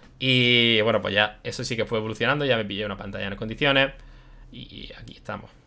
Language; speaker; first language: Spanish; early bilingual, other home language; German